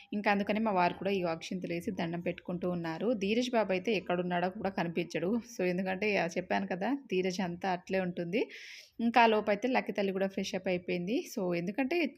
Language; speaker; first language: Telugu; native; Telugu